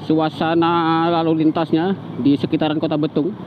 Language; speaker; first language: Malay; non-native, local second language; Javanese